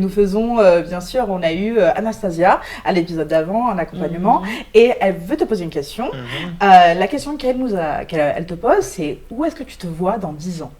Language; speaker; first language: French; native; French